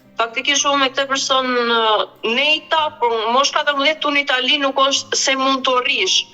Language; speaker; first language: Albanian; early bilingual, heritage; Albanian